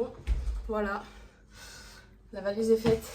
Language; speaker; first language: French; native; French